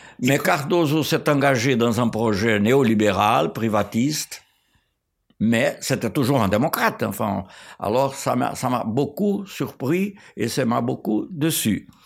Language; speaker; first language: French; non-native, fluent; Portuguese